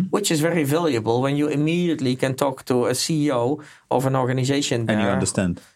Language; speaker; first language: English; non-native, fluent; Polish